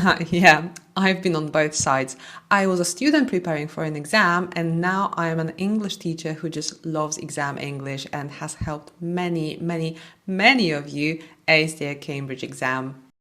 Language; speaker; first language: English; non-native, fluent; Polish